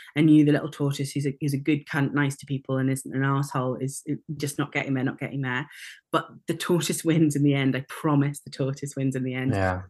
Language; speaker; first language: English; native; English